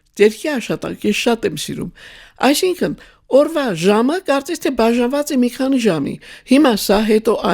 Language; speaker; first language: Armenian; native; Armenian